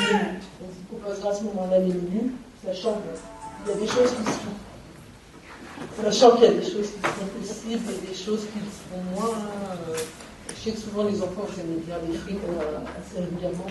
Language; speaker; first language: French; native; French